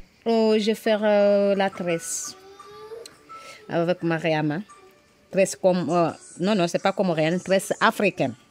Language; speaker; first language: French; non-native, learner; Comorian